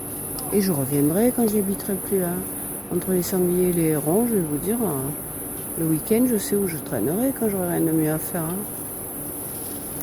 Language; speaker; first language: French; native; French